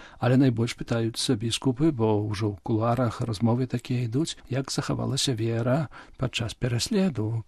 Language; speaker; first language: Belarusian; non-native, local second language; Polish